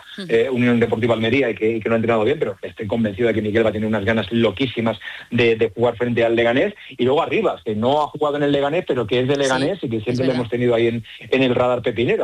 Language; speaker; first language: Spanish; native; Spanish